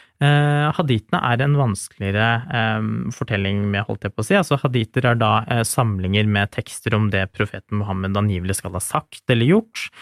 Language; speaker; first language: Norwegian; early bilingual, other home language; Urdu